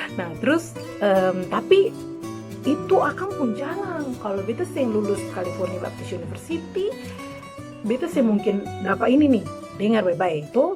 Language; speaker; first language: Indonesian; native; Indonesian